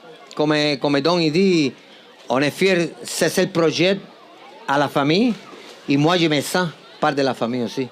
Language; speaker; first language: French; non-native, fluent; Spanish